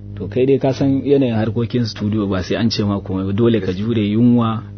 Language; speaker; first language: Hausa; native; Hausa